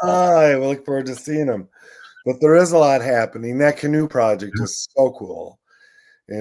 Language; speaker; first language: English; native; English